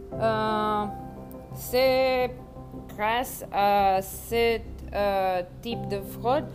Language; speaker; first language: French; non-native, learner; Spanish